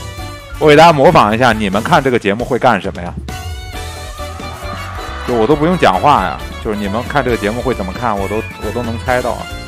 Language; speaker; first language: Chinese; native; Chinese